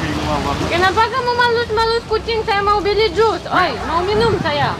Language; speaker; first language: Indonesian; non-native, learner; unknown